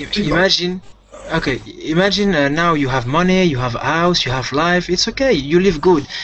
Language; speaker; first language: English; non-native, fluent; French